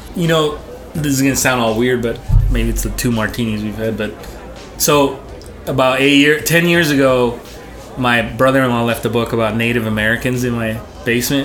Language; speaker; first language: English; early bilingual, other home language; Spanish